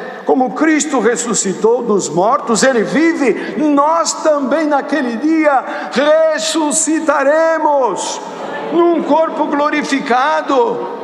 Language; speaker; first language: Portuguese; native; Portuguese